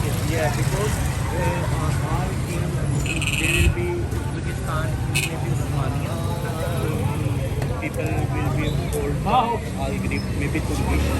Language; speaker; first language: English; non-native, learner; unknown